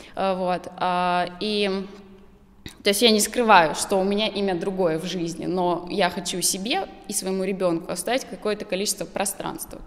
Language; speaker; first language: Russian; native; Russian